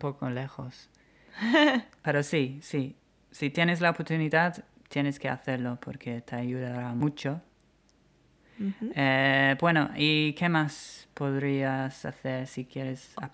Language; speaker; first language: Spanish; non-native, fluent; English